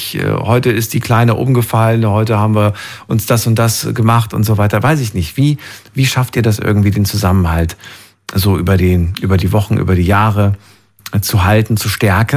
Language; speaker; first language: German; native; German